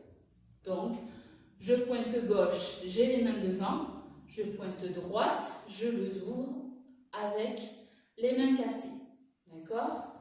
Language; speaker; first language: French; native; French